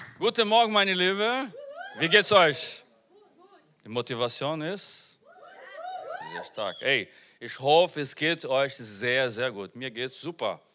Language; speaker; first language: German; non-native, learner; Portuguese